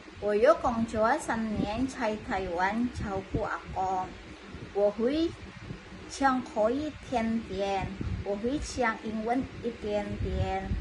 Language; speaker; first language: Chinese; non-native, learner; Indonesian